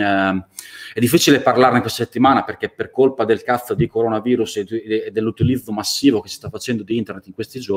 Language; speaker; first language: Italian; native; Italian